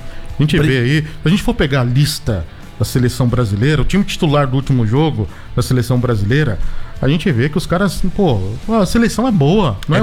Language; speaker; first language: Portuguese; native; Portuguese